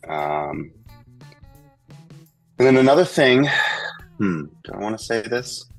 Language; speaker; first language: English; native; English